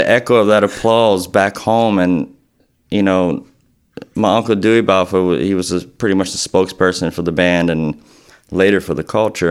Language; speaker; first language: English; native; English